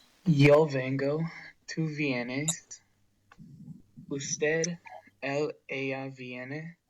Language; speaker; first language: Spanish; non-native, learner; English